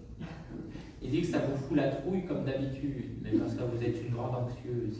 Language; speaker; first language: French; native; French